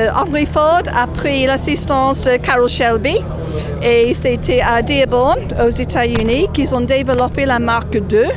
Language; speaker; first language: French; non-native, fluent; English